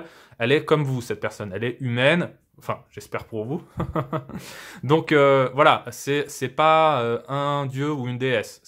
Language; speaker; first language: French; native; French